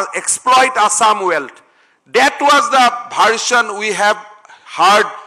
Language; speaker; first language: English; non-native, local second language; Assamese